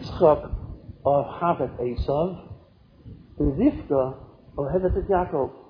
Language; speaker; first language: Hebrew; non-native, fluent; English